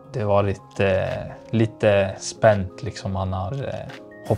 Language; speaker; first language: Swedish; early bilingual, other home language; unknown